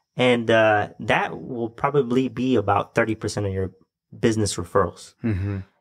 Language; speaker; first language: English; native; English